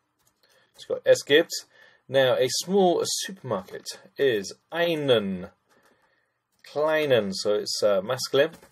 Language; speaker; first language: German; non-native, fluent; English